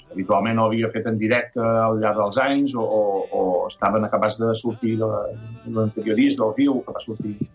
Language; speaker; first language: Catalan; native; Catalan